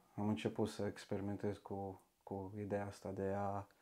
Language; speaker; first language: Romanian; early bilingual, heritage; Romanian